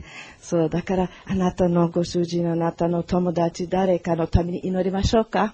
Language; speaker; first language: Japanese; non-native, learner; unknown